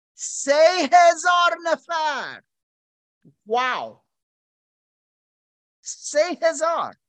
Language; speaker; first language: Persian; non-native, learner; German